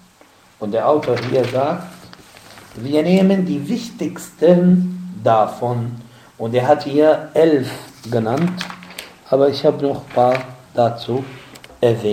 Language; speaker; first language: German; non-native, fluent; Arabic